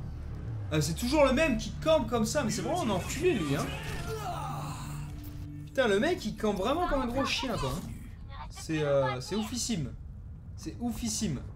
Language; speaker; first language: French; native; French